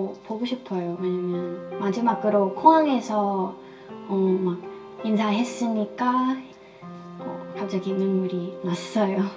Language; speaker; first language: Korean; non-native, fluent; Thai